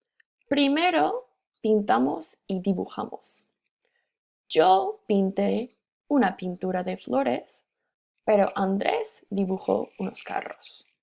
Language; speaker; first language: Spanish; non-native, fluent; English